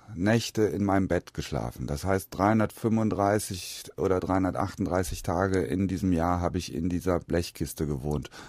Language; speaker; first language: German; native; German